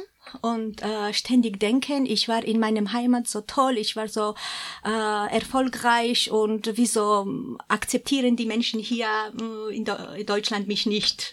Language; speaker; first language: German; non-native, fluent; Georgian